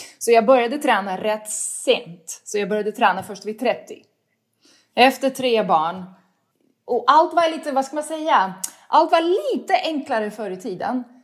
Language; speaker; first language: Swedish; non-native, fluent; Russian